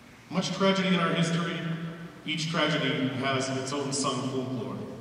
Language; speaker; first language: English; early bilingual, other home language; Ukrainian